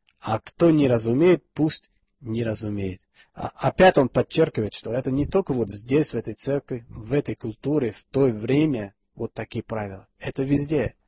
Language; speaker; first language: Russian; non-native, fluent; English